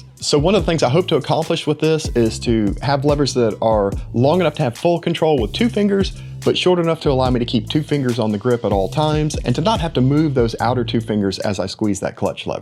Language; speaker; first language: English; native; English